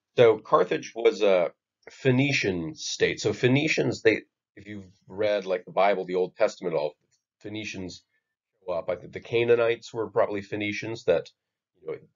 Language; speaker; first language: English; native; English